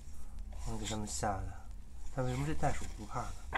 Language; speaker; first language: Chinese; native; Chinese